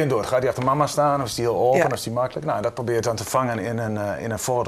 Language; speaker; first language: Dutch; native; Dutch